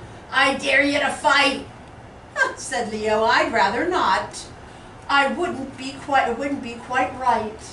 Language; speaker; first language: English; native; English